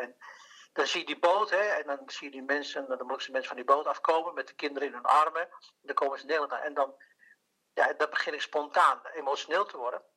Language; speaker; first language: Dutch; early bilingual, other home language; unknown